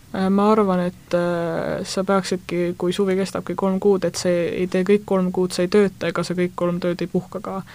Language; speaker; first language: Estonian; native; Estonian